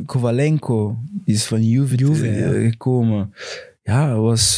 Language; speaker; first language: Dutch; non-native, fluent; Portuguese